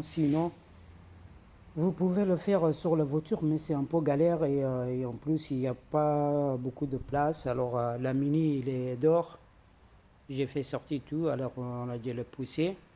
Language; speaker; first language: French; non-native, fluent; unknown